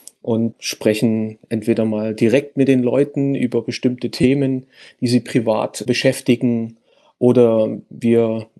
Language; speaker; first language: German; native; German